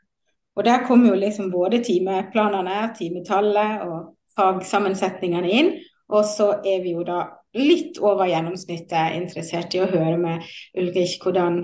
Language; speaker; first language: Norwegian; native; Norwegian